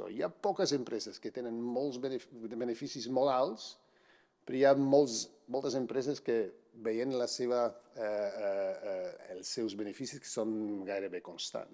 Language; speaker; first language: Catalan; non-native, fluent; Dutch